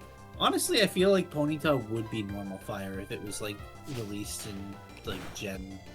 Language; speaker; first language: English; native; English